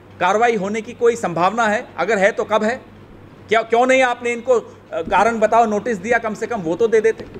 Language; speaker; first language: Hindi; native; Hindi